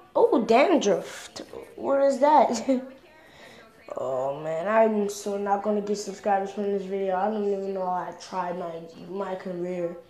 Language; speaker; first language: English; native; English